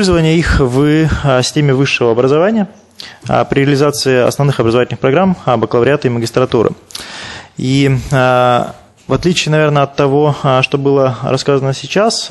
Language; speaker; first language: Russian; native; Russian